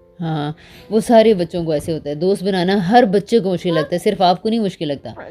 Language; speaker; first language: Urdu; native; Urdu